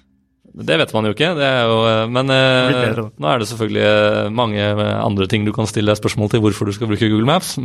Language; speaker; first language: Norwegian; native; Norwegian